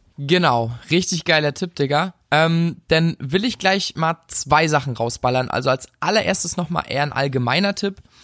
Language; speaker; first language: German; native; German